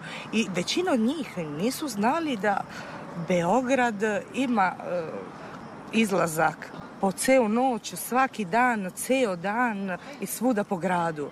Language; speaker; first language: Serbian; non-native, fluent; Italian